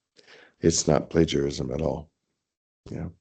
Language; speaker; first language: English; non-native, fluent; Thai